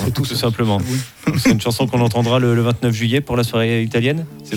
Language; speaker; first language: French; native; French